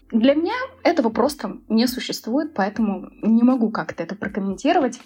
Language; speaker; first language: Russian; native; Russian